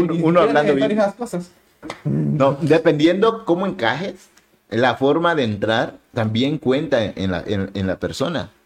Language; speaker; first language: Spanish; native; Spanish